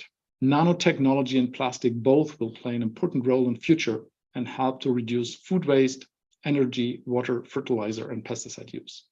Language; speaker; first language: English; non-native, fluent; German